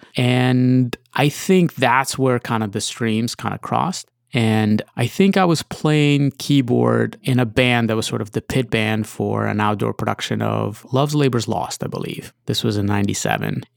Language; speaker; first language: English; early bilingual, other home language; Russian